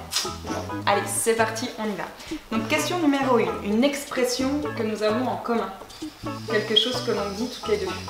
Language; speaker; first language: French; native; French